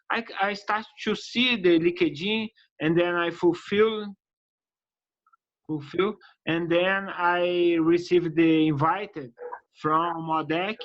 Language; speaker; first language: English; non-native, learner; Portuguese